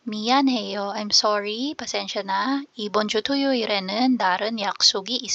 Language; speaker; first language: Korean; non-native, fluent; Filipino